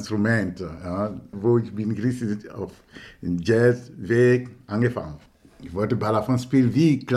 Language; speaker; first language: German; non-native, fluent; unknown